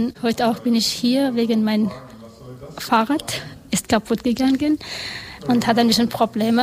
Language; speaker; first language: German; non-native, learner; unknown